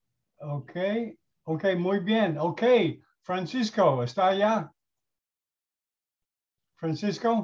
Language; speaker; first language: Spanish; non-native, learner; English